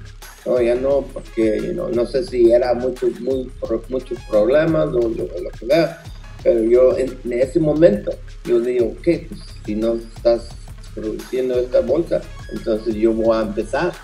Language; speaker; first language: Spanish; early bilingual, heritage; Spanish